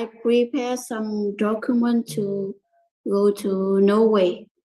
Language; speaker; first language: English; non-native, learner; Vietnamese